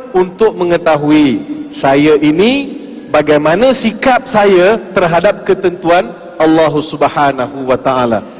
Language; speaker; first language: Malay; non-native, local second language; Tamil